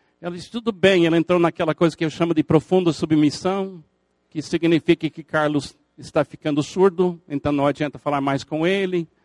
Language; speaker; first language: Portuguese; non-native, fluent; English